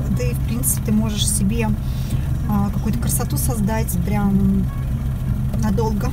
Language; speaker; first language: Russian; native; Russian